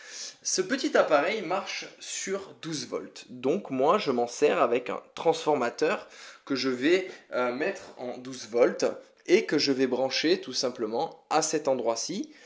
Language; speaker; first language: French; native; French